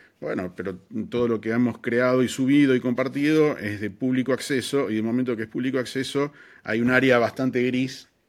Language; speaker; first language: Spanish; native; Spanish